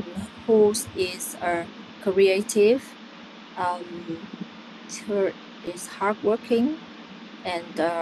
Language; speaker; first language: English; non-native, learner; Vietnamese